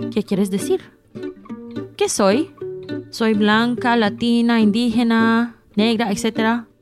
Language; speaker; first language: Spanish; early bilingual, heritage; Spanish